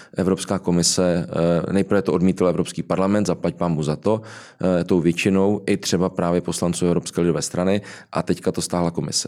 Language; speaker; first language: Czech; native; Czech